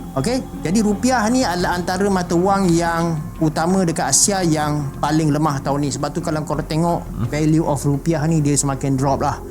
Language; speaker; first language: Malay; native; Malay